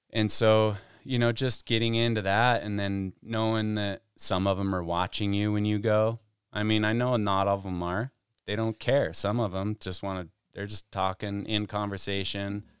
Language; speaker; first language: English; native; English